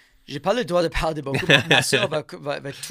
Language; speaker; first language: French; non-native, learner; English